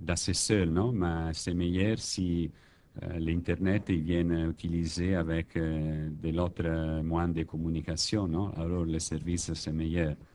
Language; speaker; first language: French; non-native, learner; Italian